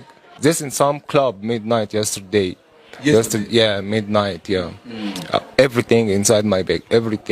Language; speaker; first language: English; non-native, learner; Arabic